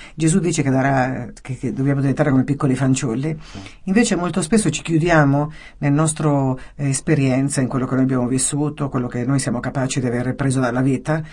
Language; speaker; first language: Italian; native; Italian